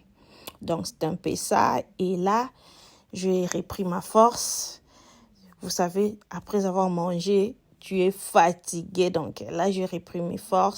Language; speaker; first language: French; non-native, local second language; Lingala